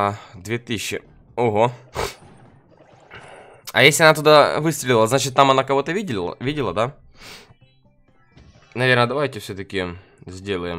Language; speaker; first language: Russian; native; Russian